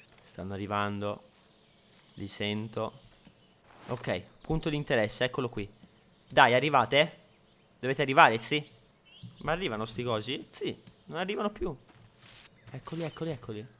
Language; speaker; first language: Italian; native; Italian